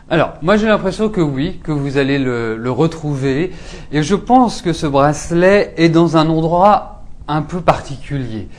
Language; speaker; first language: French; native; French